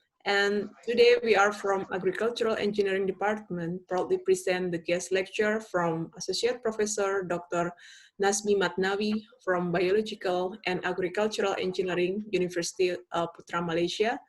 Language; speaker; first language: English; non-native, fluent; Indonesian